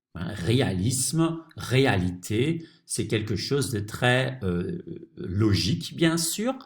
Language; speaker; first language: French; non-native, fluent; Dutch